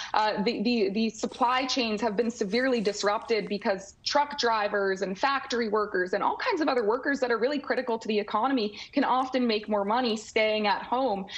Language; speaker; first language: English; native; English